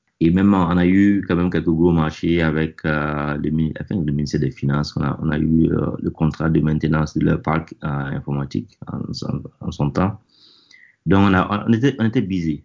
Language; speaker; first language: French; non-native, local second language; Mossi